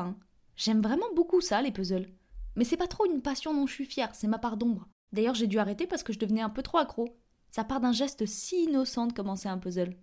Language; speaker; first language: French; native; French